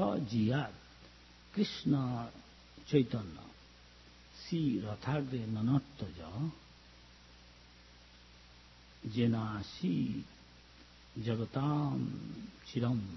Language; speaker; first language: English; non-native, local second language; Bangla